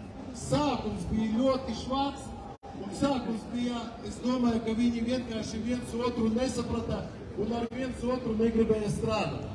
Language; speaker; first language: Latvian; non-native, local second language; Russian